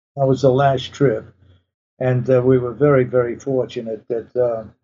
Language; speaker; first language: English; early bilingual, other home language; Polish